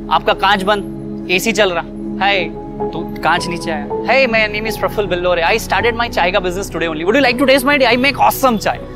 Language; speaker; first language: Hindi; native; Hindi